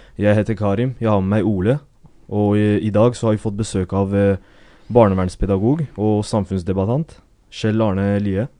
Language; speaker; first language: Norwegian; early bilingual, other home language; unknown